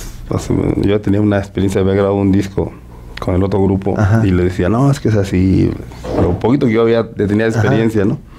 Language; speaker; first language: Spanish; native; Spanish